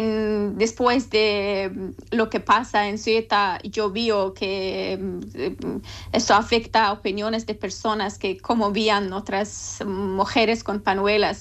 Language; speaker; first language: Spanish; non-native, learner; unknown